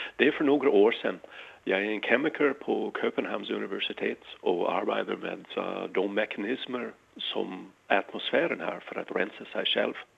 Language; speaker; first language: Danish; non-native, fluent; English